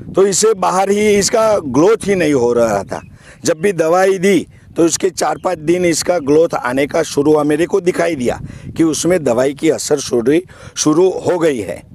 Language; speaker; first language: Hindi; non-native, local second language; Gujarati